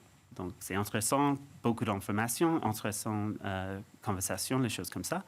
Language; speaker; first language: French; non-native, fluent; English